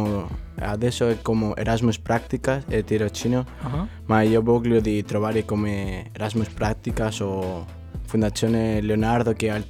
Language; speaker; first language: Italian; non-native, learner; Spanish